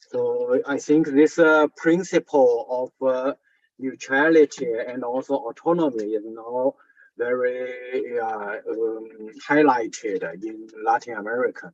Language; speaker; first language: English; non-native, fluent; Chinese